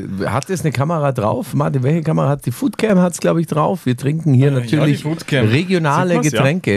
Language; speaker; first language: German; native; German